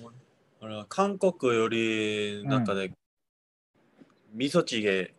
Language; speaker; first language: Japanese; non-native, learner; Korean